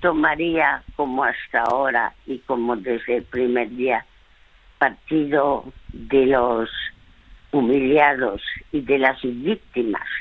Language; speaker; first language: Spanish; early bilingual, other home language; French